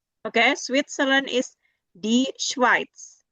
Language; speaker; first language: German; non-native, fluent; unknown